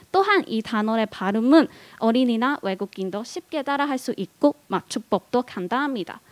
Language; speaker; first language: Korean; non-native, fluent; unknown